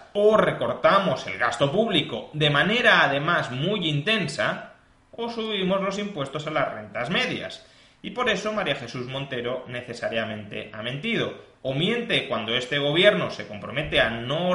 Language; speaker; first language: Spanish; native; Spanish